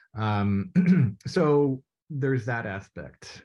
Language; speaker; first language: English; native; English